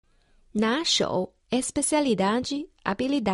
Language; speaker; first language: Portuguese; non-native, fluent; Chinese